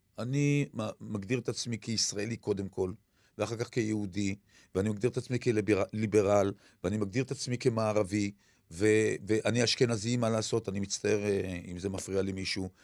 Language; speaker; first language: Hebrew; early bilingual, other home language; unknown